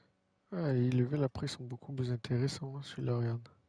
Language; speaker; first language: French; native; French